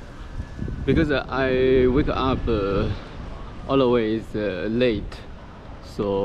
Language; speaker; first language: English; non-native, fluent; Chinese